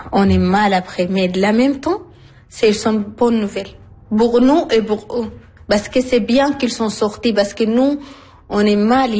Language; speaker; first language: French; non-native, learner; Arabic